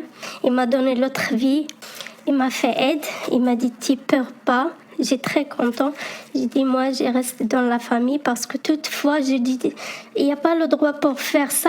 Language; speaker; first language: French; non-native, learner; Arabic